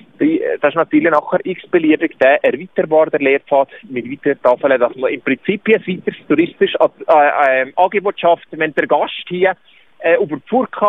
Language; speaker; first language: German; native; German